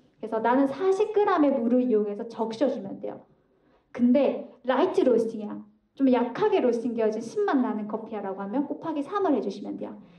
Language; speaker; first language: Korean; native; Korean